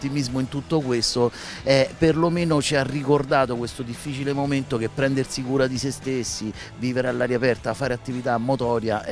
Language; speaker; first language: Italian; native; Italian